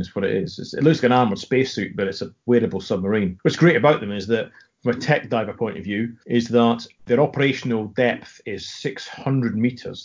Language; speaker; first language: English; native; English